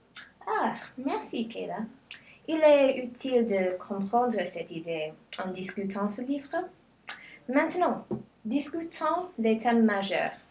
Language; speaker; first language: French; non-native, learner; English